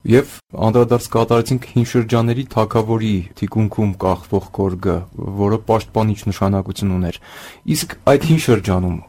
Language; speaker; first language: Armenian; native; Armenian